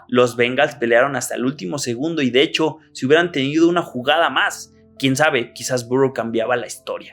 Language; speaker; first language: Spanish; native; Spanish